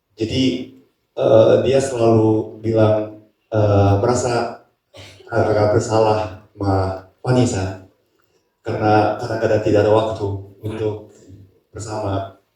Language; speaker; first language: Indonesian; non-native, fluent; Japanese